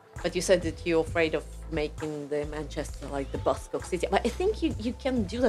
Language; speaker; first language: English; non-native, fluent; Russian